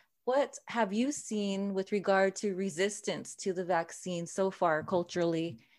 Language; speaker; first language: English; native; English